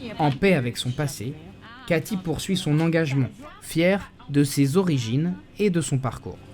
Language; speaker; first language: French; native; French